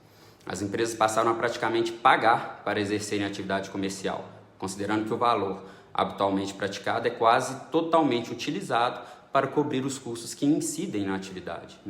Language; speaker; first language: Portuguese; native; Portuguese